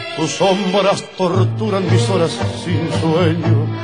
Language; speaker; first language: English; non-native, fluent; Spanish